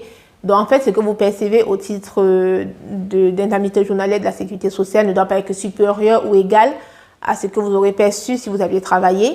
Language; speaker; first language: French; native; French